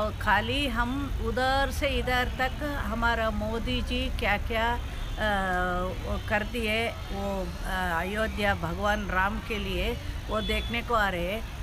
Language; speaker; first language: Hindi; non-native, local second language; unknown